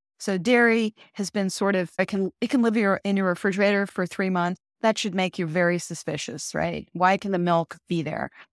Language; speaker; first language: English; early bilingual, other home language; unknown